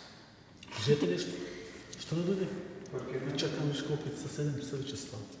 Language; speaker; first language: Bulgarian; non-native, local second language; Turkish